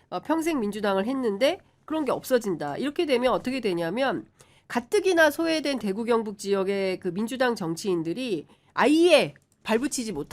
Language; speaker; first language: Korean; native; Korean